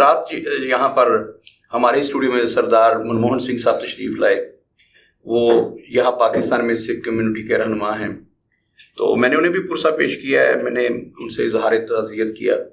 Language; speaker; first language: Urdu; non-native, local second language; Punjabi